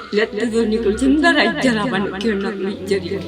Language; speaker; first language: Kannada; non-native, local second language; Tulu